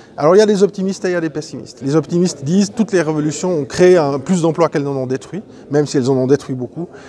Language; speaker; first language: French; native; French